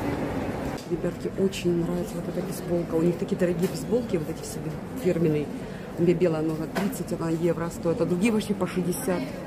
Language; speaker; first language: Russian; native; Russian